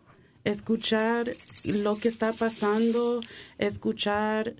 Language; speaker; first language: Spanish; early bilingual, heritage; English